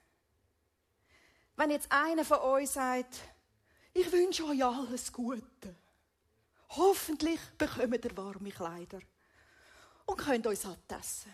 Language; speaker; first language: German; native; German